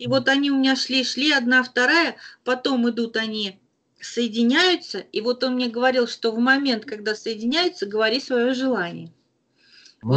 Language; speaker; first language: Russian; native; Russian